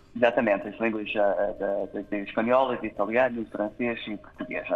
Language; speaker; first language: Portuguese; early bilingual, heritage; English